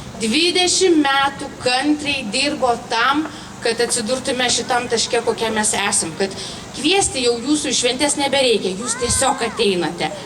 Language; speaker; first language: Lithuanian; native; Lithuanian